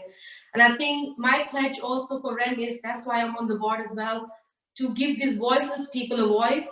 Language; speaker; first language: English; early bilingual, other home language; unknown